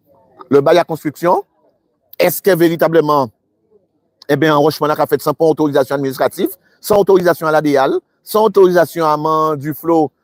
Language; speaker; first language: French; native; French